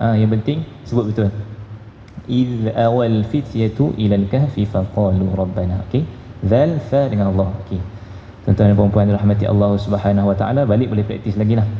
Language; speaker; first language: Malay; native; Malay